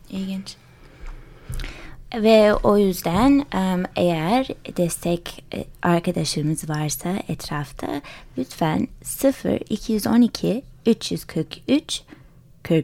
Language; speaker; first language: Turkish; early bilingual, heritage; English